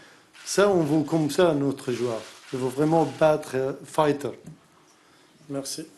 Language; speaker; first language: French; non-native, learner; Arabic